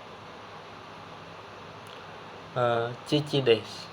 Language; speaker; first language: Japanese; non-native, learner; Indonesian